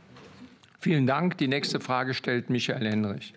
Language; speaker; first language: German; native; German